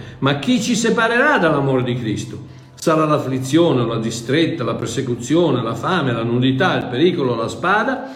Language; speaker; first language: Italian; non-native, fluent; English